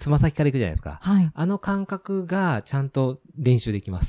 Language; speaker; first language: Japanese; native; Japanese